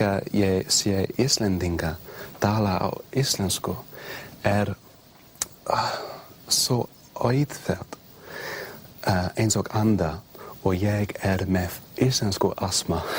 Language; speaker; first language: Icelandic; non-native, learner; English